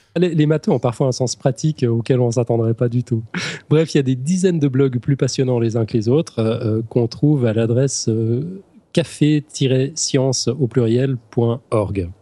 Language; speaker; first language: French; native; French